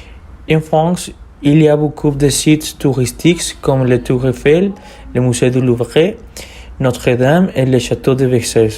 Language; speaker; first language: French; non-native, learner; Spanish